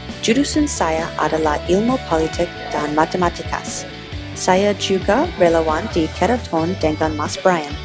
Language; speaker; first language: Indonesian; non-native, learner; English